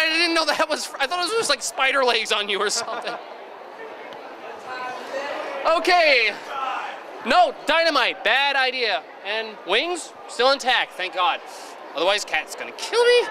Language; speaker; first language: English; native; English